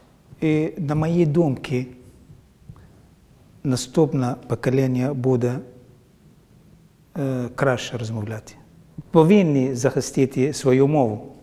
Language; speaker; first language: Ukrainian; non-native, learner; Arabic